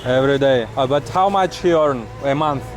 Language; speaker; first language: English; non-native, learner; Russian